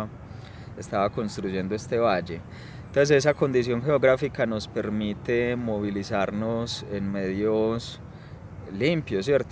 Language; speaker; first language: Spanish; native; Spanish